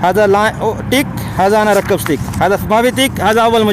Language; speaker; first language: Arabic; non-native, learner; Punjabi